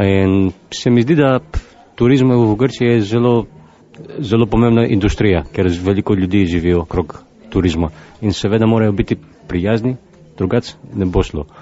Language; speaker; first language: Slovenian; non-native, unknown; Greek